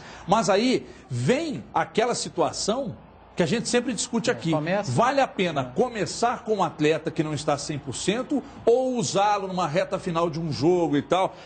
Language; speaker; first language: Portuguese; native; Portuguese